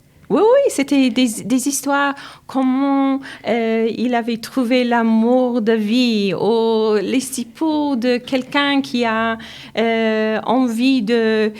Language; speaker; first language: French; non-native, learner; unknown